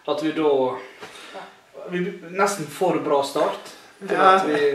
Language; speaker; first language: Norwegian; native; Norwegian